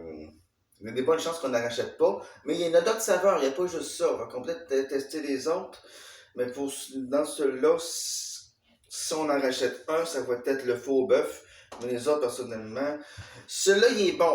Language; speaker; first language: French; native; French